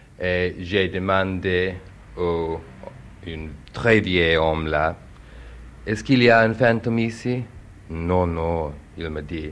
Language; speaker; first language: French; non-native, learner; English